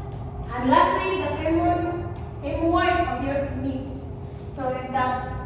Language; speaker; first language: English; non-native, local second language; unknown